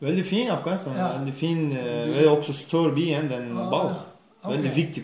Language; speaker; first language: Norwegian; non-native, learner; Turkish